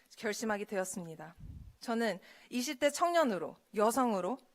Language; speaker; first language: Korean; early bilingual, heritage; Korean